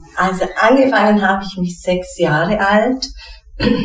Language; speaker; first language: German; non-native, fluent; English